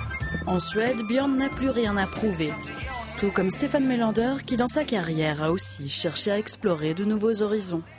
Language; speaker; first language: French; native; French